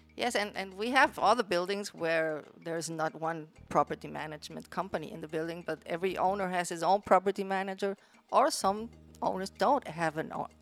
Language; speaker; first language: English; non-native, fluent; Spanish